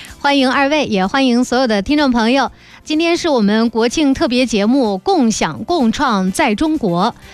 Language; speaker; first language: Chinese; native; Chinese